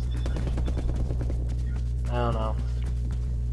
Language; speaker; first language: English; native; English